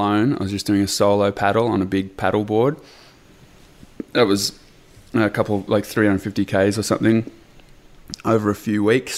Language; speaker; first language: English; native; English